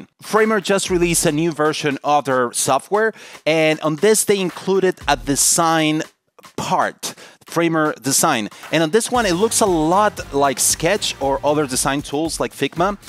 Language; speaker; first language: English; non-native, fluent; Spanish